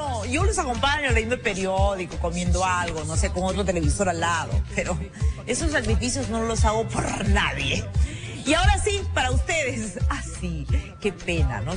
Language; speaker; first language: Spanish; native; Spanish